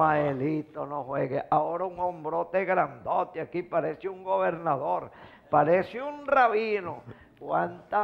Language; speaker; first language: Spanish; native; Spanish